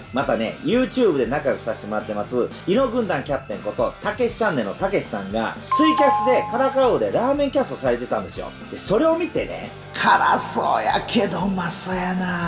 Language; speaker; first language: Japanese; early bilingual, other home language; English